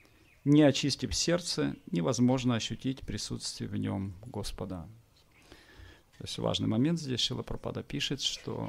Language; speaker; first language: Russian; native; Russian